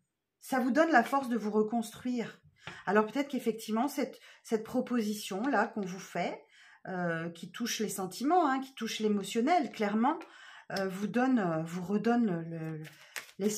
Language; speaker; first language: French; native; French